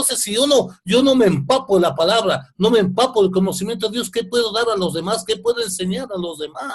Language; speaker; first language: Spanish; native; Spanish